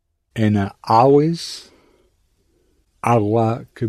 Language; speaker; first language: Arabic; non-native, learner; English